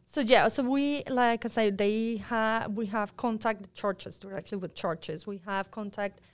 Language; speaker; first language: English; non-native, fluent; Spanish